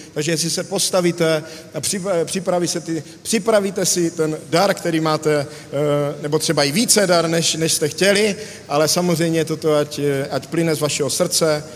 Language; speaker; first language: Czech; native; Czech